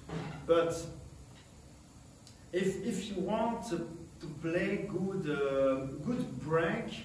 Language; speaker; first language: English; non-native, learner; French